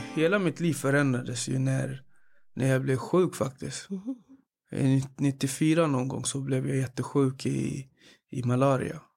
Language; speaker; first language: Swedish; early bilingual, other home language; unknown